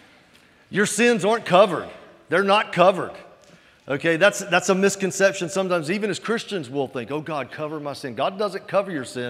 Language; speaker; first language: English; native; English